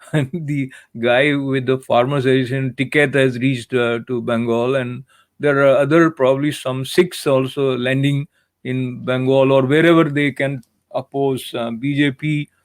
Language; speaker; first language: English; non-native, local second language; Hindi